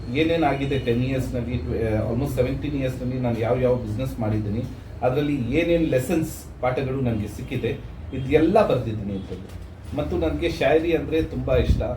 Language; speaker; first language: Kannada; non-native, local second language; Urdu